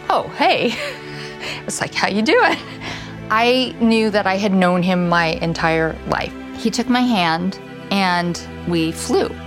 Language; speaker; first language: English; native; English